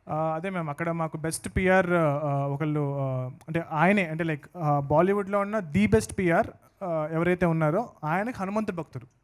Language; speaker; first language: Telugu; native; Telugu